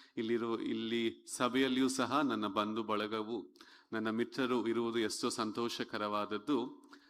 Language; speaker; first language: Kannada; non-native, local second language; Telugu